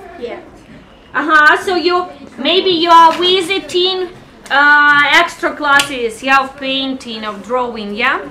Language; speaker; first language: English; non-native, fluent; Ukrainian